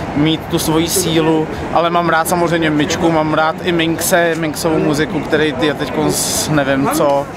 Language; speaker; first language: Czech; native; Czech